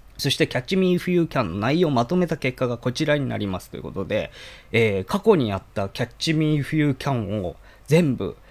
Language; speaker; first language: Japanese; native; Japanese